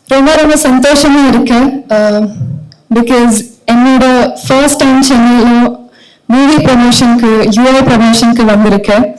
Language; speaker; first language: Tamil; non-native, learner; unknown